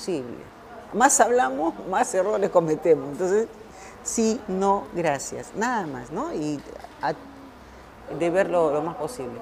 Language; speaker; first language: Spanish; native; Spanish